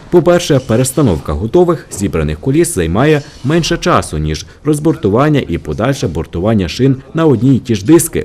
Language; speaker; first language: Ukrainian; native; Ukrainian